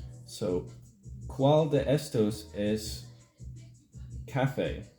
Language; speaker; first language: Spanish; non-native, learner; English